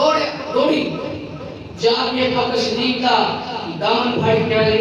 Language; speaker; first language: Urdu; non-native, local second language; Punjabi